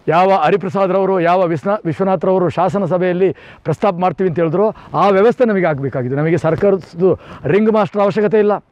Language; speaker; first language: Kannada; non-native, local second language; Kodava